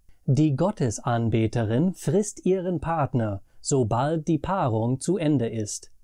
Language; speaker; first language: German; non-native, fluent; English